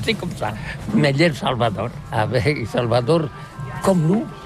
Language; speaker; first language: French; non-native, learner; Catalan